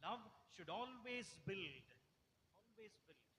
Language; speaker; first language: English; non-native, local second language; Tamil